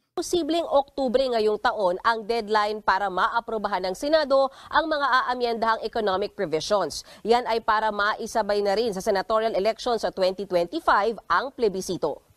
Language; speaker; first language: Filipino; native; Filipino